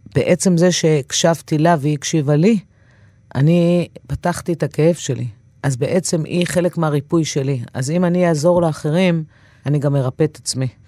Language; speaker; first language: Hebrew; native; Hebrew